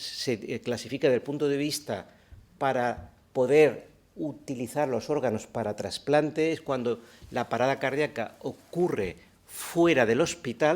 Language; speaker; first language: Spanish; native; Spanish